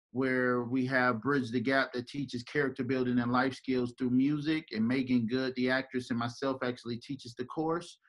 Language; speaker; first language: English; native; English